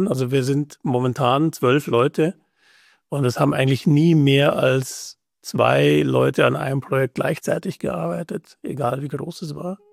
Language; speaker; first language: German; native; German